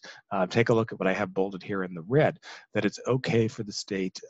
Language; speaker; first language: English; native; English